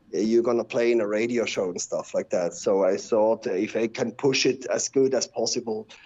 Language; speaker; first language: English; non-native, fluent; Swiss German